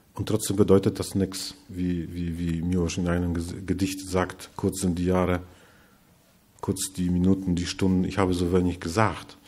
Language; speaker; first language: German; non-native, fluent; Polish